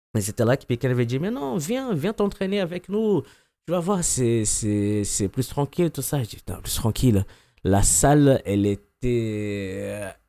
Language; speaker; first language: French; non-native, fluent; Portuguese